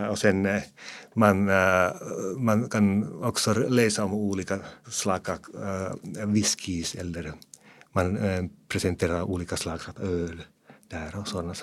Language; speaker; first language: Swedish; non-native, fluent; Finnish